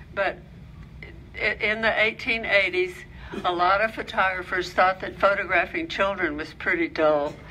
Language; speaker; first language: English; native; English